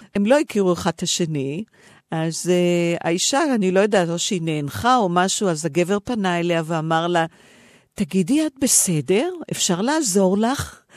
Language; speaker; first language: Hebrew; native; Hebrew